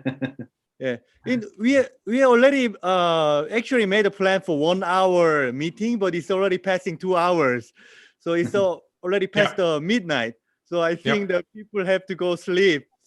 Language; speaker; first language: English; non-native, learner; Korean